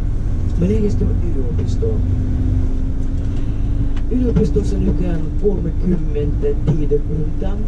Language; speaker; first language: Finnish; non-native, fluent; Russian